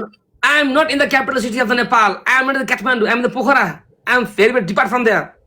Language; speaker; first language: English; non-native, learner; Nepali